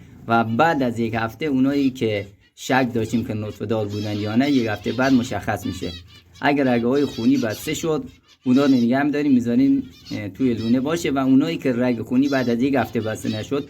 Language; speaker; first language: Persian; native; Persian